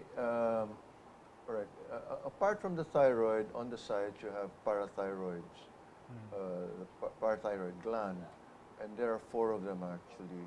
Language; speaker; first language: English; non-native, local second language; Filipino